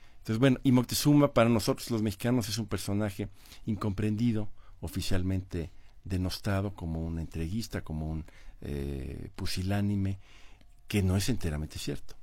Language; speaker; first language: Spanish; native; Spanish